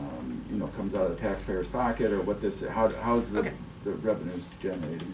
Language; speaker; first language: English; native; English